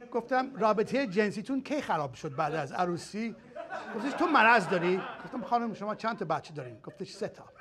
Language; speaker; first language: Persian; early bilingual, heritage; Persian